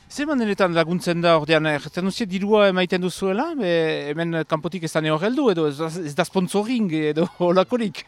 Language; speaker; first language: Basque; native; Basque